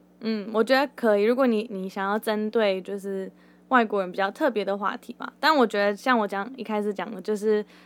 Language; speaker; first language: Chinese; early bilingual, heritage; Chinese